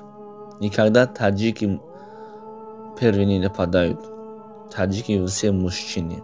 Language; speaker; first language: Russian; non-native, learner; Tajik